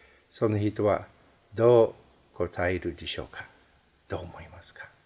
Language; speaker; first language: Japanese; non-native, fluent; English